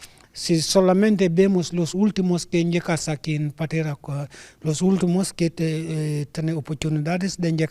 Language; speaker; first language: Spanish; non-native, learner; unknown